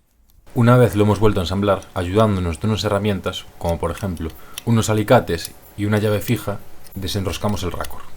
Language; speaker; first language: Spanish; native; Spanish